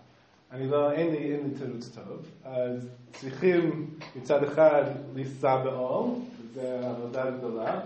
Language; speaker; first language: Hebrew; non-native, fluent; English